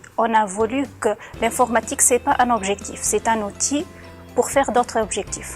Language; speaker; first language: French; non-native, local second language; Arabic